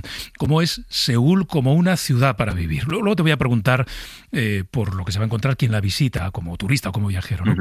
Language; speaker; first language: Spanish; native; Spanish